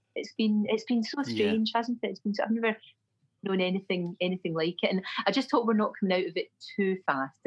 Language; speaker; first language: English; native; English